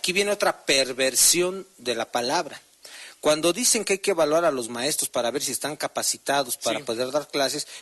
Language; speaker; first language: Spanish; native; Spanish